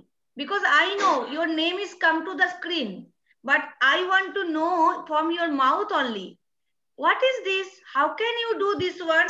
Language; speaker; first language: English; non-native, learner; Bangla